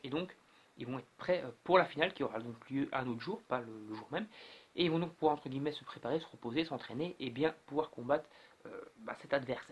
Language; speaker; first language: French; native; French